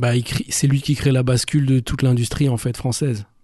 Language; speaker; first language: French; native; French